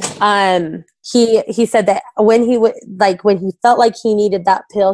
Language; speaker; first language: English; native; English